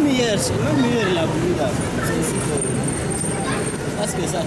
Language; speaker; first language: French; non-native, learner; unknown